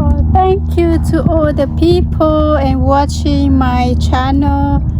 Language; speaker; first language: English; non-native, learner; Hmong